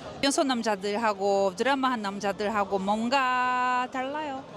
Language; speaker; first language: Korean; non-native, learner; Portuguese